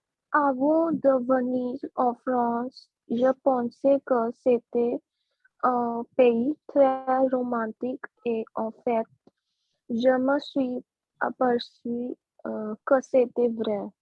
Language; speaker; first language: French; non-native, learner; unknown